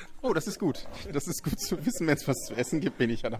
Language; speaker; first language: German; native; German